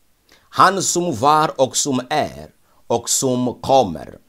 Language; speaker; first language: Swedish; non-native, fluent; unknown